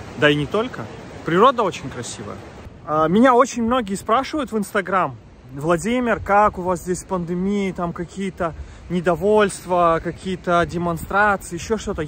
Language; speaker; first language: Russian; native; Russian